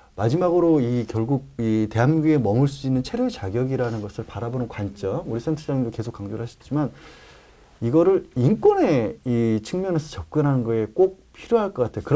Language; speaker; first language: Korean; native; Korean